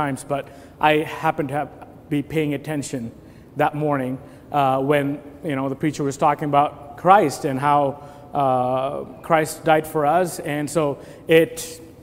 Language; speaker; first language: English; non-native, local second language; Telugu